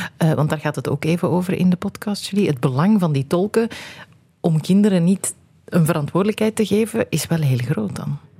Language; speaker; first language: Dutch; native; Dutch